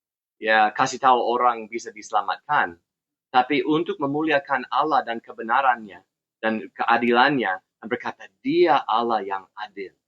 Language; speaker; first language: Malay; non-native, fluent; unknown